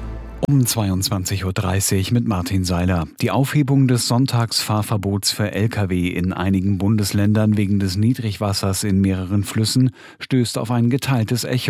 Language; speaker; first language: German; native; German